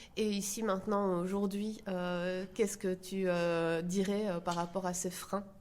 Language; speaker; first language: French; native; French